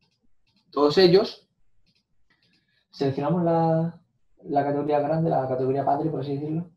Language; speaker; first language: Spanish; native; Spanish